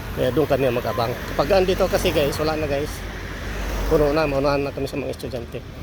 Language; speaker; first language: Filipino; non-native, local second language; Cebuano